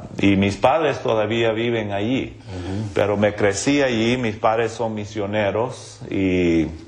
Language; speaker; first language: Spanish; non-native, local second language; English